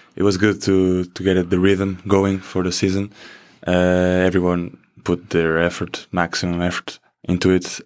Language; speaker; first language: English; non-native, fluent; Portuguese